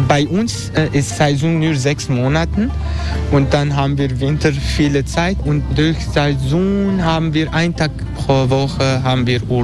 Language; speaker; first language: German; non-native, fluent; Turkish